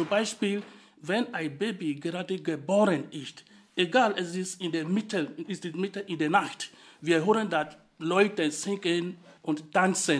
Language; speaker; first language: German; non-native, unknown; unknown